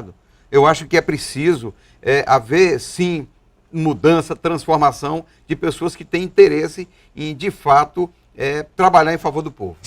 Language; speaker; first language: Portuguese; native; Portuguese